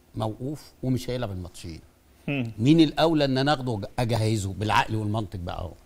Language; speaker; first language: Arabic; native; Arabic